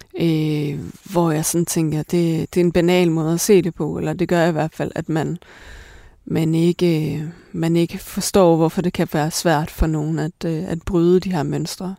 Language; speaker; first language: Danish; native; Danish